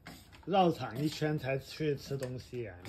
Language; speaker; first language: Cantonese; native; Cantonese